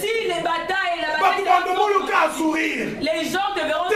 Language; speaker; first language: French; non-native, local second language; Lingala